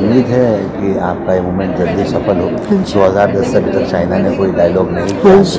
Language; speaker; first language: Hindi; native; Hindi